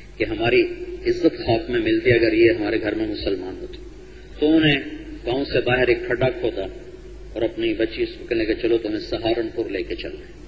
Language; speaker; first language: Urdu; non-native, local second language; Punjabi